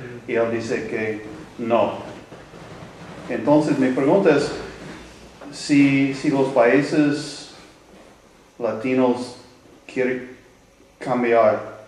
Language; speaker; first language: Spanish; non-native, learner; English